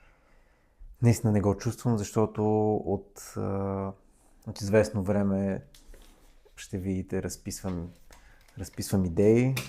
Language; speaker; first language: Bulgarian; native; Bulgarian